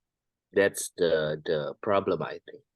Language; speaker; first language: English; non-native, fluent; Indonesian